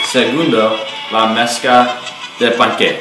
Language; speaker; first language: Spanish; non-native, learner; English